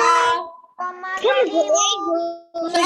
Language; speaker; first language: French; non-native, learner; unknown